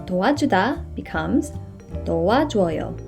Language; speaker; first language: Korean; non-native, fluent; English